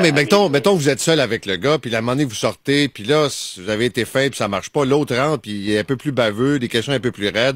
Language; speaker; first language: French; native; French